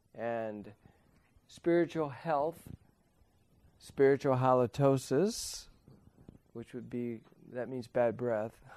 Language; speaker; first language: English; native; English